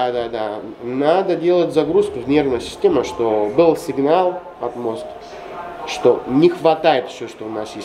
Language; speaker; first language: Russian; non-native, fluent; Greek